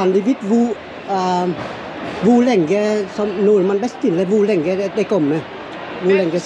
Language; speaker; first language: Norwegian; non-native, learner; Vietnamese